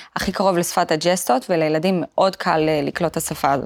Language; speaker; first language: Hebrew; early bilingual, other home language; Russian